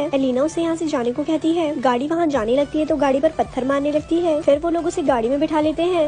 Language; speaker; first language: Hindi; native; Hindi